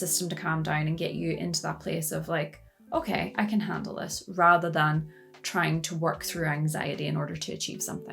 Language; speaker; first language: English; native; English